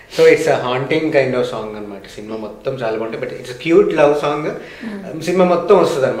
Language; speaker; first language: Telugu; native; Telugu